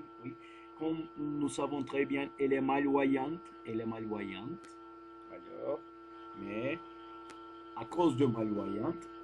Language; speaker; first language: French; non-native, fluent; Turkish